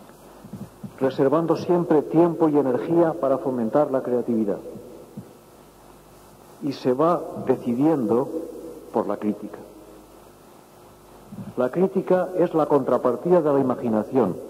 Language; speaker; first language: Spanish; native; Spanish